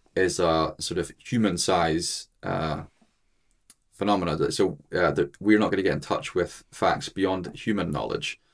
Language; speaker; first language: English; native; English